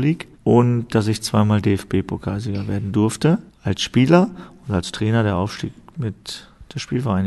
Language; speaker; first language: German; native; German